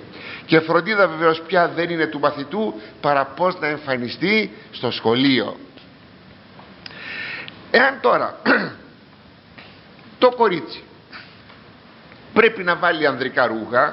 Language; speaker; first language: Greek; native; Greek